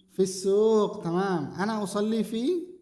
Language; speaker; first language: Arabic; non-native, fluent; Indonesian